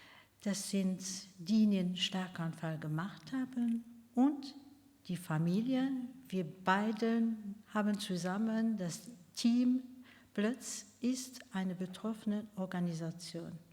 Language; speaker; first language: German; non-native, local second language; Luxembourgish